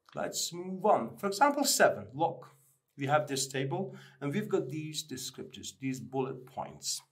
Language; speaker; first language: English; non-native, fluent; Persian